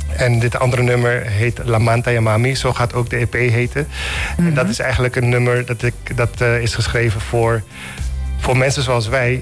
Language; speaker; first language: Dutch; non-native, local second language; Papiamento